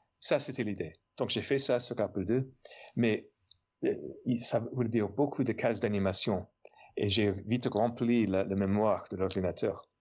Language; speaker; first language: French; non-native, fluent; English